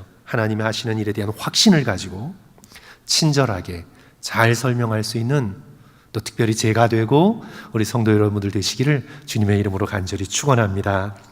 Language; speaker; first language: Korean; native; Korean